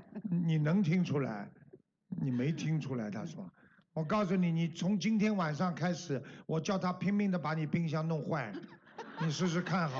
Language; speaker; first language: Chinese; native; Chinese